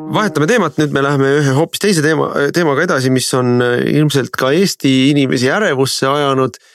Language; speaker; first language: Estonian; native; Estonian